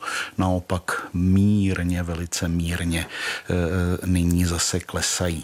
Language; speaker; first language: Czech; native; Czech